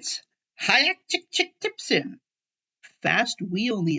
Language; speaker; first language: English; native; English